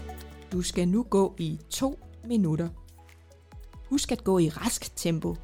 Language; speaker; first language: Danish; native; Danish